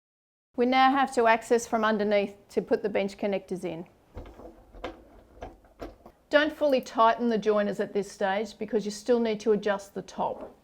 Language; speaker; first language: English; native; English